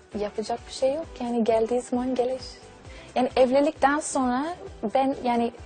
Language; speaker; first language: Turkish; non-native, learner; English